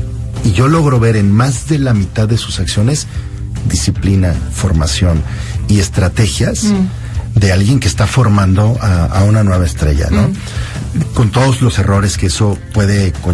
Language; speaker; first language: Spanish; native; Spanish